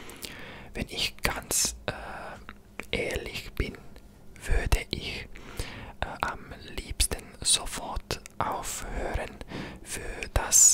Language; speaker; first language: German; non-native, learner; English